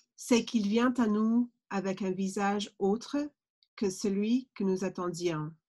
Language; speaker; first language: French; non-native, fluent; English